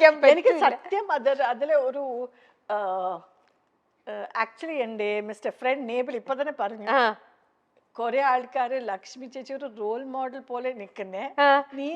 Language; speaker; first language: Malayalam; non-native, fluent; Kannada